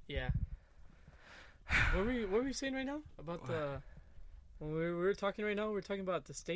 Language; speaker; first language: English; native; English